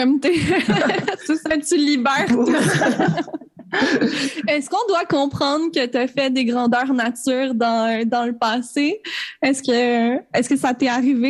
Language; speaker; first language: French; native; French